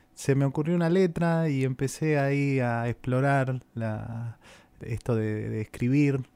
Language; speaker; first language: Spanish; native; Spanish